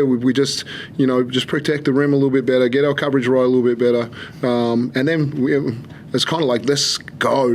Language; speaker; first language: English; native; English